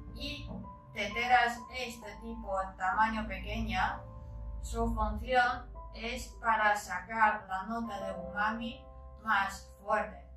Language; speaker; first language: Spanish; non-native, learner; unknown